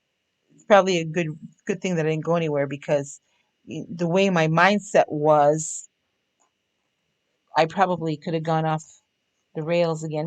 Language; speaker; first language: English; native; English